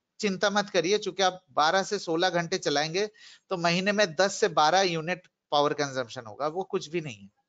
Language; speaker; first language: Hindi; non-native, local second language; Bangla